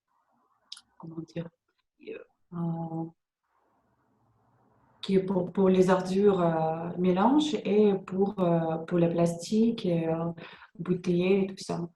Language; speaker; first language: French; non-native, fluent; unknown